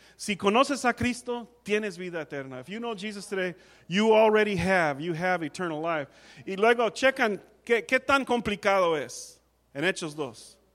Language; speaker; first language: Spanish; non-native, fluent; English